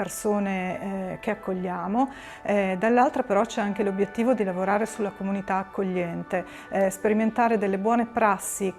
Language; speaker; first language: Italian; native; Italian